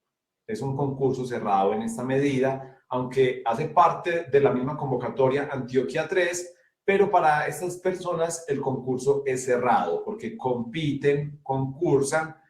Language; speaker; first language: Spanish; native; Spanish